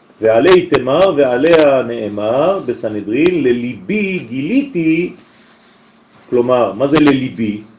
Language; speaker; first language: Hebrew; native; Hebrew